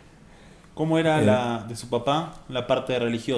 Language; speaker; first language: Spanish; native; Spanish